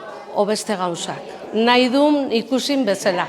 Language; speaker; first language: Basque; non-native, local second language; Spanish